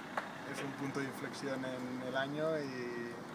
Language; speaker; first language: Spanish; native; Spanish